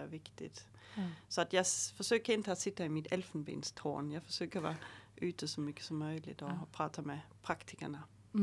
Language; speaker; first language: Swedish; native; Swedish